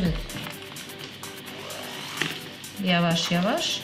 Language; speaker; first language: Turkish; non-native, learner; Russian